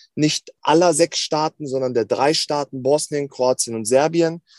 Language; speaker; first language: German; native; German